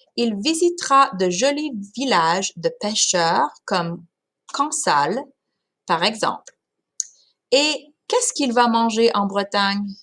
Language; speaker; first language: French; non-native, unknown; English